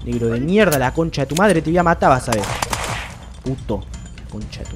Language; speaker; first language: Spanish; native; Spanish